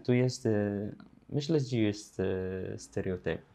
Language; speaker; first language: Polish; non-native, learner; Arabic